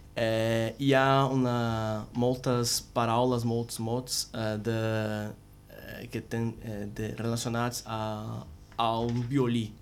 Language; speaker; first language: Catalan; non-native, learner; Portuguese